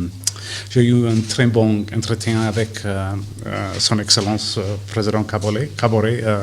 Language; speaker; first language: French; non-native, fluent; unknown